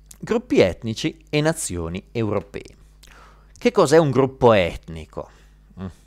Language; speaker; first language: Italian; native; Italian